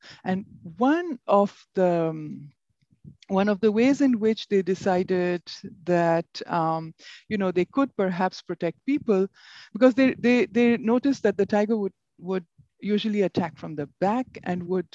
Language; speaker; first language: English; non-native, local second language; Bangla